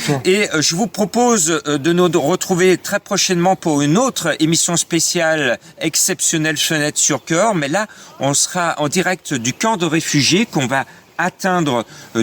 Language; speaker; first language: French; native; French